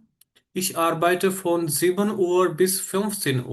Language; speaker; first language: German; non-native, fluent; Urdu